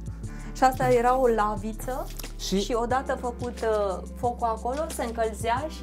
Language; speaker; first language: Romanian; native; Romanian